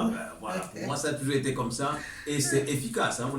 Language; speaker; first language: French; native; French